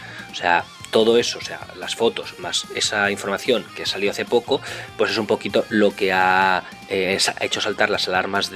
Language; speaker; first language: Spanish; native; Spanish